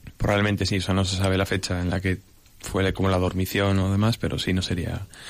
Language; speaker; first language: Spanish; native; Spanish